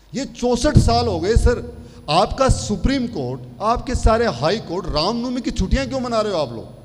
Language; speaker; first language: Hindi; native; Hindi